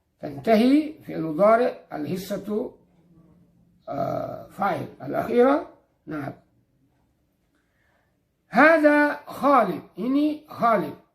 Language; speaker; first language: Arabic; non-native, fluent; Indonesian